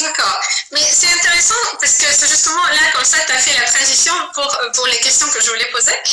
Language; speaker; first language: French; non-native, fluent; Azerbaijani